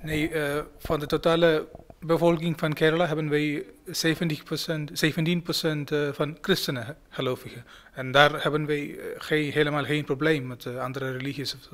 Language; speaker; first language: Dutch; non-native, fluent; Malayalam